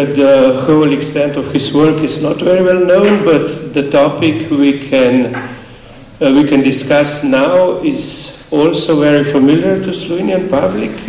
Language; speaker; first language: English; non-native, fluent; Slovenian